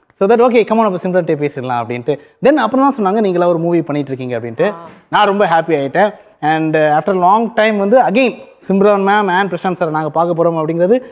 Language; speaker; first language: Tamil; native; Tamil